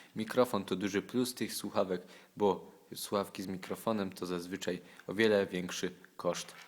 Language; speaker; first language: Polish; native; Polish